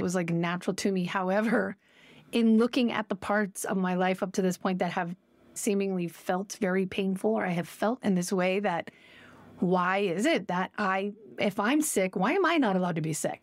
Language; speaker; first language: English; native; English